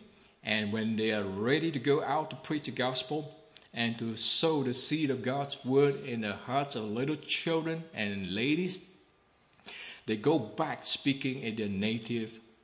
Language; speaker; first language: English; non-native, local second language; Min Nan Chinese